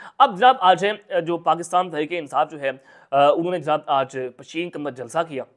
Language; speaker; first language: Urdu; non-native, local second language; Punjabi